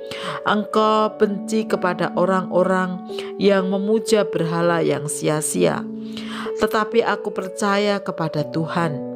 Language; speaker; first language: Indonesian; native; Indonesian